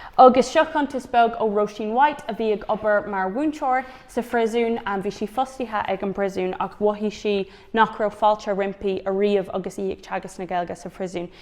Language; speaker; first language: Irish; non-native, local second language; English